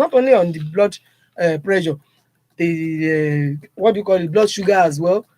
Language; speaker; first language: English; non-native, local second language; Yoruba